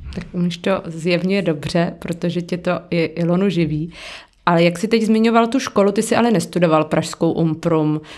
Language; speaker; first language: Czech; native; Czech